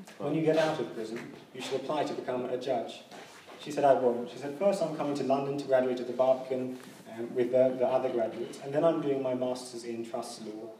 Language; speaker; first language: English; native; English